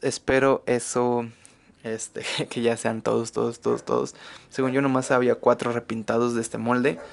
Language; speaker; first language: Spanish; native; Spanish